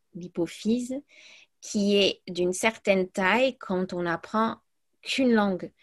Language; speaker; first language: French; early bilingual, other home language; English